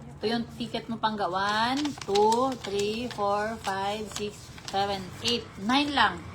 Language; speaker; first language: Filipino; non-native, local second language; Cebuano